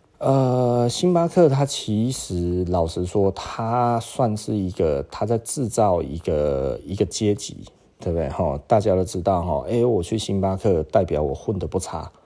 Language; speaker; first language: Chinese; native; Chinese